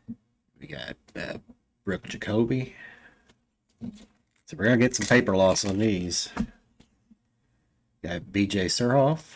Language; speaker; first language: English; native; English